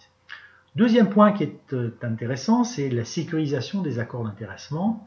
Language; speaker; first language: French; native; French